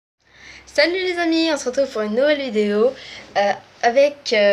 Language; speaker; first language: French; native; French